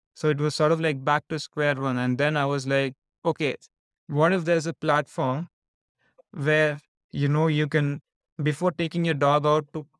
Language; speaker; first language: English; non-native, local second language; Telugu